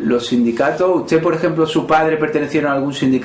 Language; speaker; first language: Spanish; native; Spanish